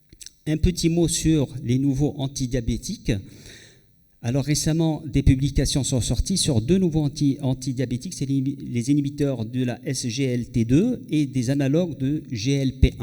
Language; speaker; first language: French; non-native, local second language; Arabic